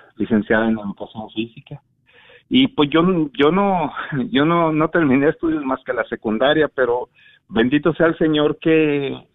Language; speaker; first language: Spanish; native; Spanish